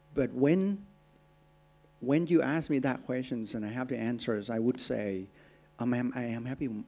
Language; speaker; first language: English; non-native, fluent; Thai